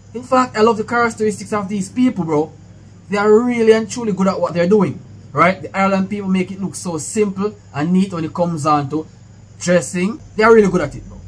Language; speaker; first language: English; non-native, local second language; Jamaican Creole English